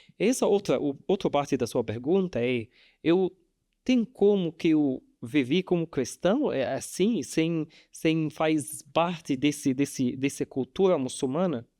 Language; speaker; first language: Portuguese; non-native, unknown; Arabic